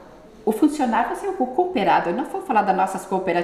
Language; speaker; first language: Portuguese; native; Portuguese